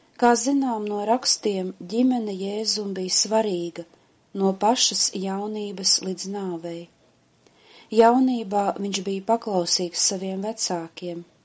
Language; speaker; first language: Latvian; native; Latvian